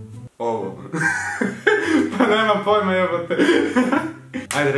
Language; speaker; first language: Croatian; early bilingual, heritage; Croatian